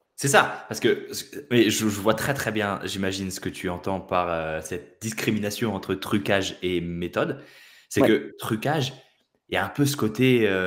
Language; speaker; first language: French; native; French